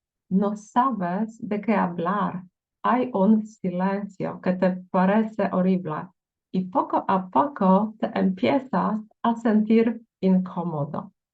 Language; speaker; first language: Spanish; non-native, fluent; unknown